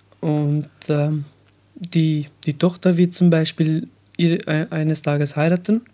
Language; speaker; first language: German; non-native, learner; Persian